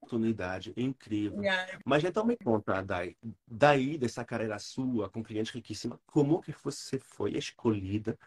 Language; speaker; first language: Portuguese; non-native, fluent; French